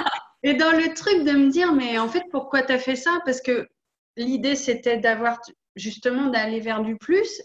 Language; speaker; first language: French; native; French